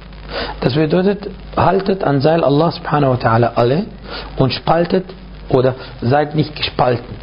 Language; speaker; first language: German; non-native, fluent; Arabic